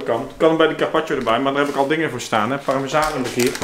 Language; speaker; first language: Dutch; native; Dutch